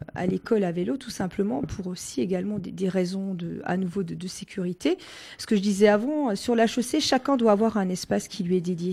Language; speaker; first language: French; non-native, local second language; Swiss German